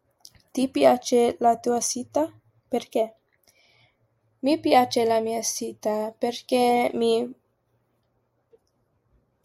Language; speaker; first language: Italian; non-native, learner; English